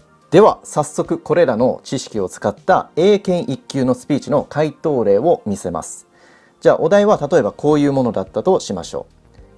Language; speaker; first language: Japanese; early bilingual, heritage; Japanese